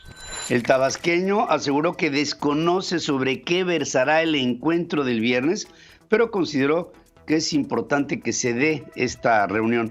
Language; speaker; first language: Spanish; native; Spanish